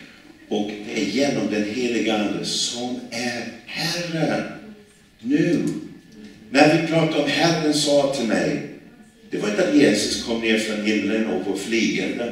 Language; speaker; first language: Swedish; non-native, fluent; English